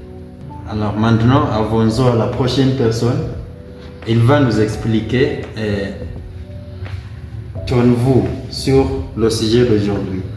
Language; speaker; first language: French; non-native, learner; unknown